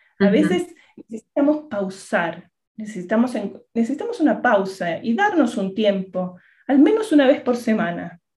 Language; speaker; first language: Spanish; native; Spanish